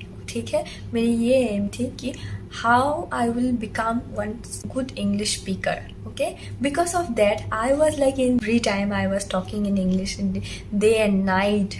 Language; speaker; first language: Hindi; non-native, local second language; Assamese